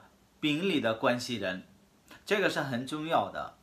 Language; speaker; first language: Chinese; non-native, fluent; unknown